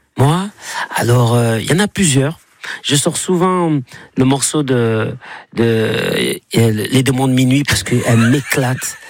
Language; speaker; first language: French; native; French